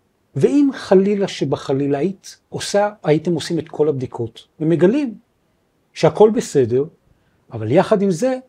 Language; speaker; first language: Hebrew; native; Hebrew